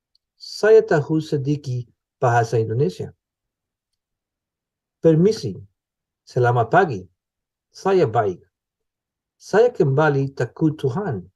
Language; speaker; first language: Indonesian; non-native, learner; English